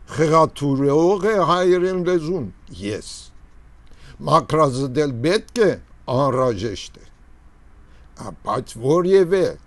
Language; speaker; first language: Armenian; early bilingual, heritage; Armenian